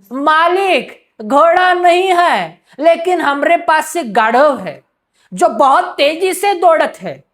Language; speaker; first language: Hindi; non-native, local second language; Marathi